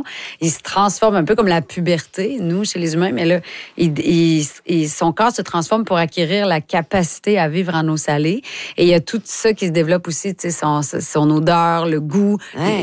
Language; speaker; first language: French; native; French